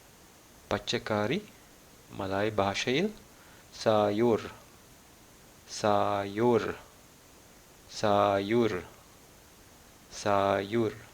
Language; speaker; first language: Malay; non-native, fluent; Malayalam